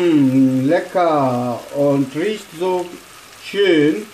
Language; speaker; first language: German; non-native, learner; Urdu